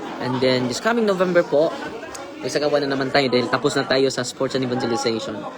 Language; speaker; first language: Filipino; native; Filipino